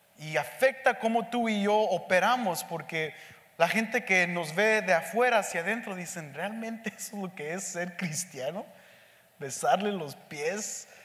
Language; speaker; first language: Spanish; early bilingual, heritage; Spanish